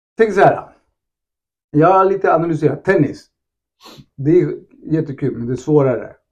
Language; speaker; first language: Swedish; early bilingual, other home language; Spanish